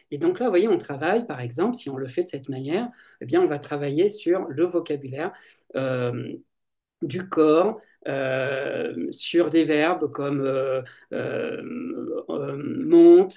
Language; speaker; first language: French; native; French